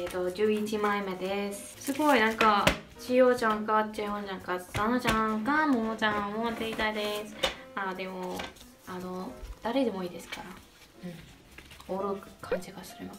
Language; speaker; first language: Japanese; non-native, learner; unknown